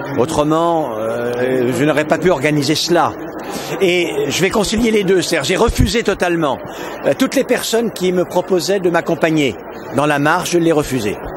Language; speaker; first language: French; native; French